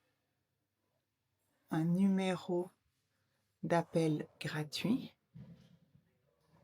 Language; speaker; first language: French; native; French